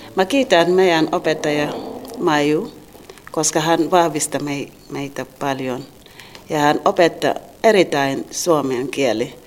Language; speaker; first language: Finnish; non-native, learner; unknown